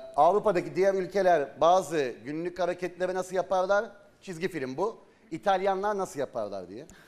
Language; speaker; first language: Turkish; native; Turkish